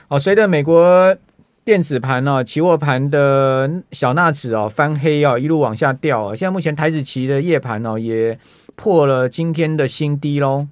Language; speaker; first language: Chinese; native; Chinese